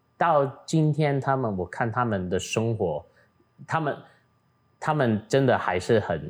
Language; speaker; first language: Chinese; non-native, fluent; Min Nan Chinese